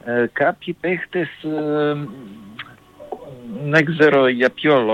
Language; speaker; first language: Greek; non-native, fluent; Serbian